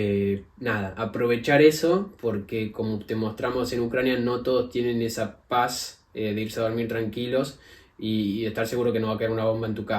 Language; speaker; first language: Spanish; native; Spanish